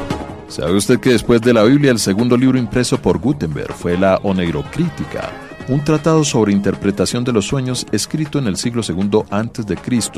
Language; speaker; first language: Spanish; native; Spanish